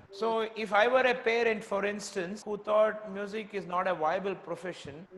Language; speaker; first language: English; non-native, local second language; Tamil